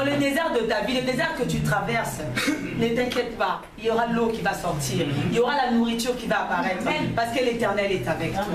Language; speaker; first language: French; non-native, local second language; Lingala